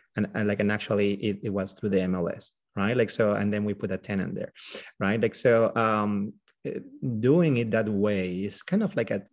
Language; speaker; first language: English; non-native, fluent; Spanish